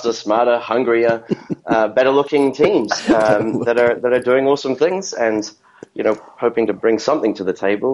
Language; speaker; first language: English; native; English